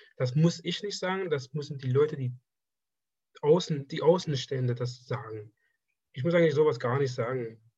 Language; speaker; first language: German; non-native, fluent; Persian